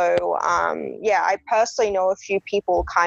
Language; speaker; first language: English; native; English